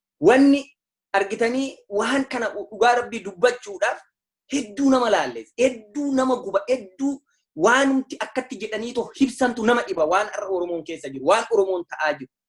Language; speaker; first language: Oromo; native; Oromo